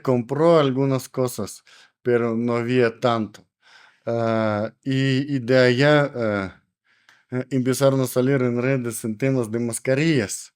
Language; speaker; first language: Spanish; non-native, learner; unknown